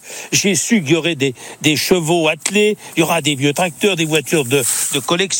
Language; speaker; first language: French; native; French